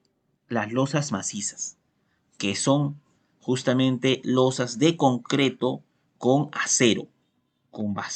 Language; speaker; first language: Spanish; native; Spanish